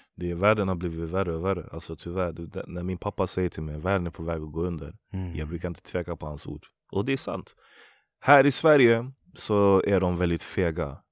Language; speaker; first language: Swedish; early bilingual, other home language; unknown